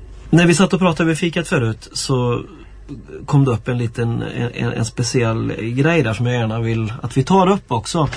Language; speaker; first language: Swedish; native; Swedish